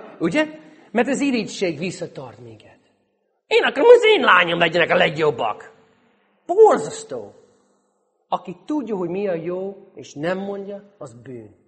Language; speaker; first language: Hungarian; non-native, fluent; English